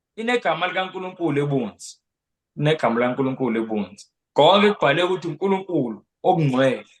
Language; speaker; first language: Zulu; non-native, local second language; Xhosa